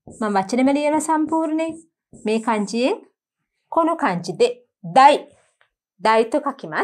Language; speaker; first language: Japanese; non-native, learner; Sinhala